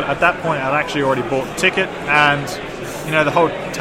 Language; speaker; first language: English; native; English